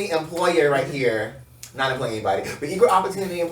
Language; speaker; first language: English; native; English